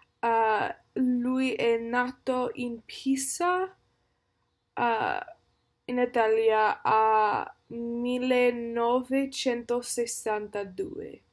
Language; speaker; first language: Italian; non-native, learner; English